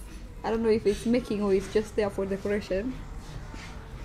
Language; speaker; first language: English; non-native, fluent; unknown